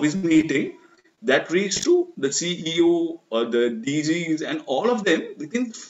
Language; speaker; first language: English; non-native, local second language; Sinhala